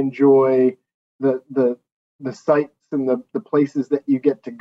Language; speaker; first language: English; native; English